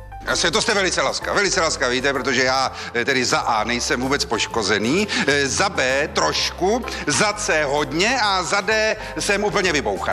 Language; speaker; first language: Czech; native; Czech